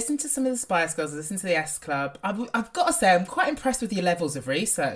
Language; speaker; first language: English; native; English